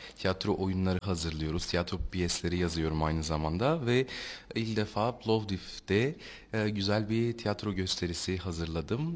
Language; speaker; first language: Turkish; native; Turkish